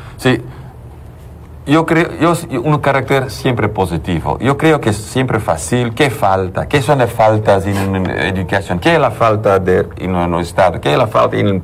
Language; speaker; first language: Spanish; non-native, learner; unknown